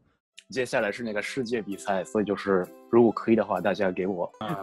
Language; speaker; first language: Chinese; non-native, fluent; Japanese